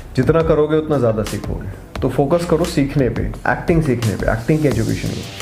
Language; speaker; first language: Hindi; native; Hindi